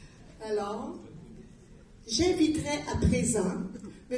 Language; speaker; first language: French; native; French